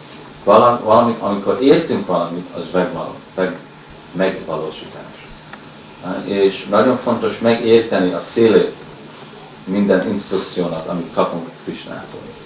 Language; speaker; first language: Hungarian; early bilingual, heritage; Hungarian